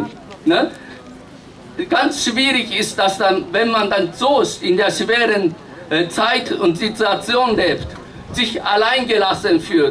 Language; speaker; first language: German; non-native, fluent; Japanese